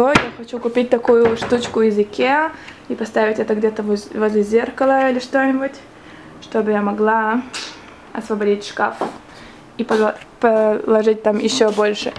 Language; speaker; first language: Russian; early bilingual, heritage; Russian